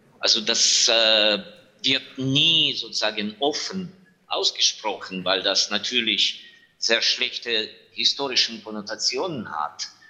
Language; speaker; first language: German; non-native, fluent; Ukrainian